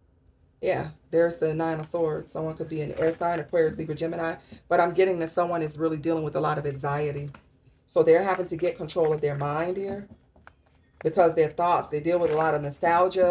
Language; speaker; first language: English; native; English